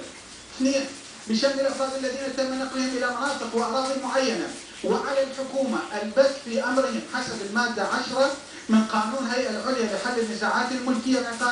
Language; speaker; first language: Arabic; non-native, local second language; Turkmen